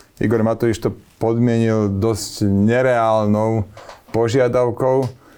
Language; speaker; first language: Slovak; native; Slovak